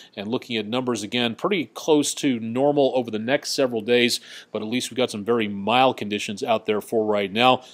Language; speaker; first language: English; native; English